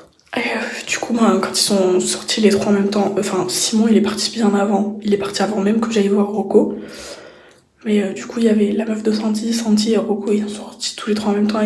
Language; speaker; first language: French; native; French